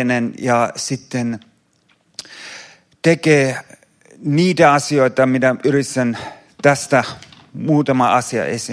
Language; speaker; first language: Finnish; non-native, fluent; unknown